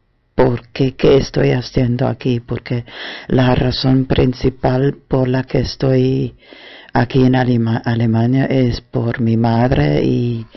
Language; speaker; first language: Spanish; non-native, fluent; German